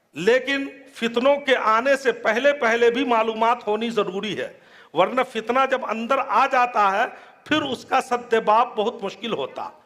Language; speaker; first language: Urdu; native; Urdu